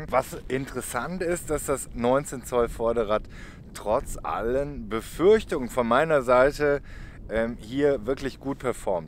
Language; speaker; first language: German; native; German